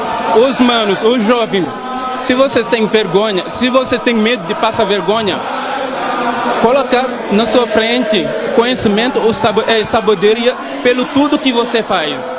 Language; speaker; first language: Portuguese; non-native, fluent; Wolof